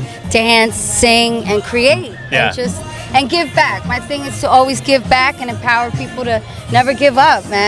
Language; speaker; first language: English; native; English